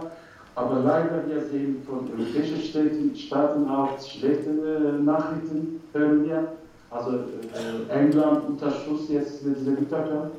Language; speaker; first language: German; non-native, learner; Turkish